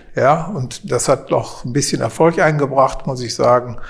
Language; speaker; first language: German; native; German